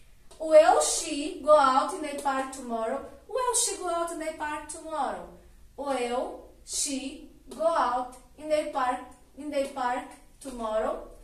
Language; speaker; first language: English; non-native, learner; Portuguese